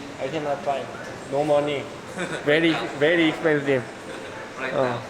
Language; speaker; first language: English; non-native, learner; Korean